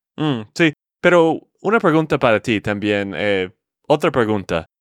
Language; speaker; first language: Spanish; non-native, learner; English